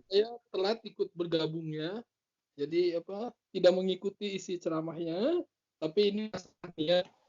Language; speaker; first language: Indonesian; native; Indonesian